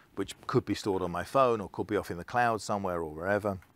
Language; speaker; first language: English; native; English